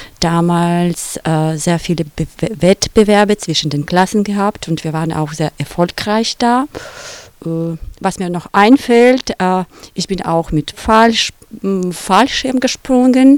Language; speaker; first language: German; non-native, fluent; Russian